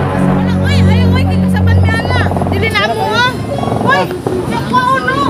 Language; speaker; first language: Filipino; non-native, local second language; Cebuano